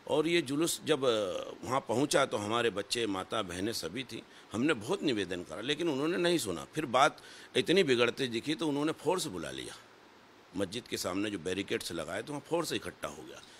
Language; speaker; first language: Hindi; native; Hindi